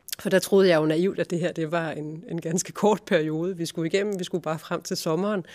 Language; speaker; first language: Danish; native; Danish